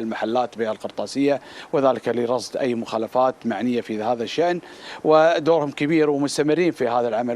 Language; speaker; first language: Arabic; native; Arabic